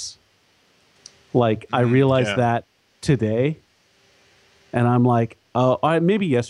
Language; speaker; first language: English; native; English